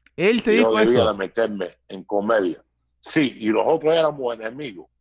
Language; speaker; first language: Spanish; early bilingual, heritage; Spanish